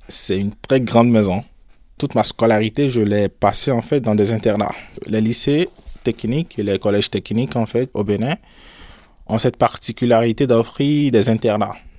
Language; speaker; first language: French; non-native, local second language; Fon